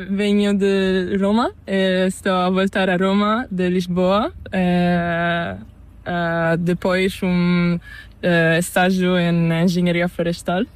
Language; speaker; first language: Spanish; non-native, learner; Italian